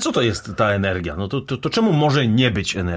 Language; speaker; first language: Polish; native; Polish